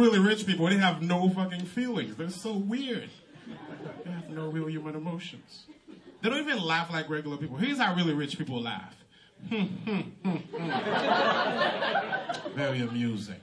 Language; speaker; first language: English; non-native, fluent; Haitian Creole